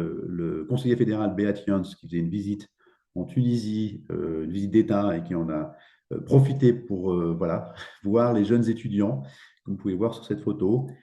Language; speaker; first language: French; native; French